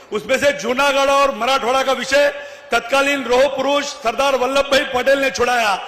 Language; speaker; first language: Hindi; non-native, local second language; Marathi